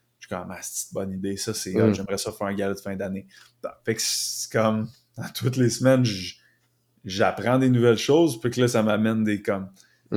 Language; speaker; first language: French; native; French